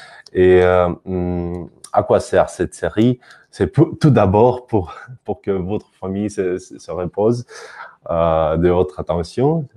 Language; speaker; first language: French; non-native, fluent; Russian